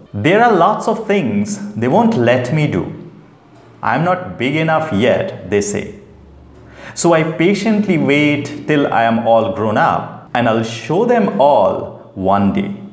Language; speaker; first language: English; non-native, local second language; Bangla